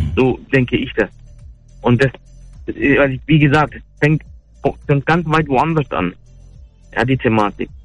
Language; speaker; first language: German; early bilingual, other home language; Turkish